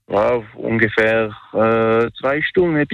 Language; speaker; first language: German; non-native, local second language; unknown